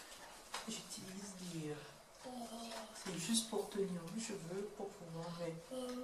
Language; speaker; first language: French; native; French